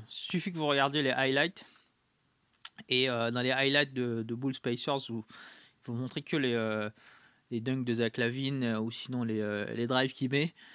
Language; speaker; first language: French; native; French